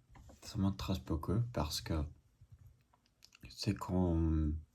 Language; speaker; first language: French; non-native, learner; English